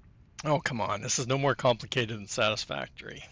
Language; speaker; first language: English; native; English